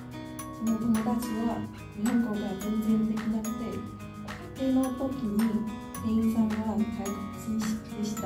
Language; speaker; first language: Japanese; non-native, learner; Chinese